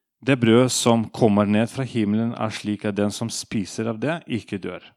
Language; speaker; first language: Norwegian; non-native, fluent; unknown